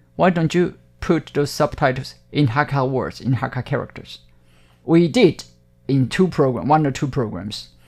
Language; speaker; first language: English; non-native, fluent; Hakka Chinese